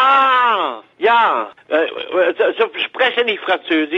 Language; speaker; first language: German; non-native, learner; French